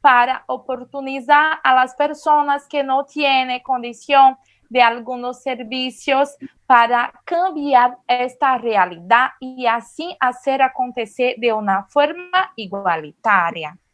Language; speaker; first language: Spanish; non-native, fluent; Portuguese